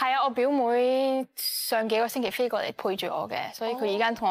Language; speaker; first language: Cantonese; early bilingual, heritage; Cantonese